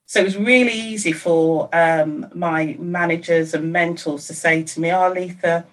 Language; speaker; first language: English; native; English